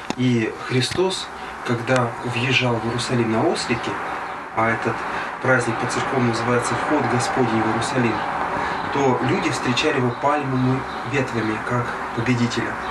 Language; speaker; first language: Russian; native; Russian